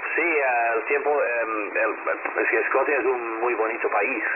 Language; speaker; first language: Spanish; non-native, learner; English